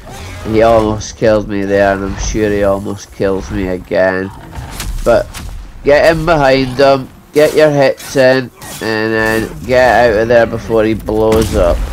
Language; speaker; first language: English; native; English